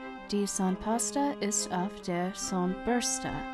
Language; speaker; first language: German; non-native, learner; English